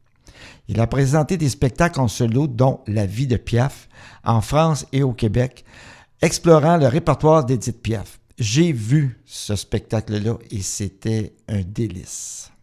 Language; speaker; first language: French; native; French